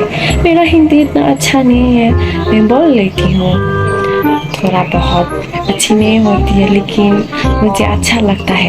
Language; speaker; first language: Hindi; non-native, local second language; Kok Borok